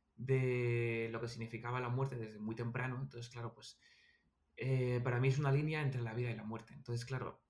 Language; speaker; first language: Spanish; native; Spanish